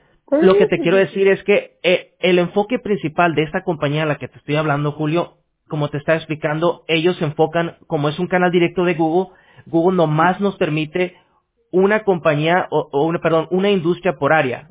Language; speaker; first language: Spanish; native; Spanish